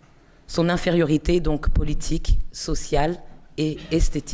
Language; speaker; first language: French; native; French